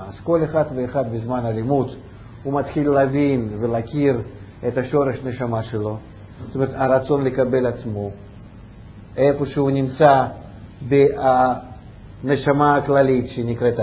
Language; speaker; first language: Hebrew; non-native, fluent; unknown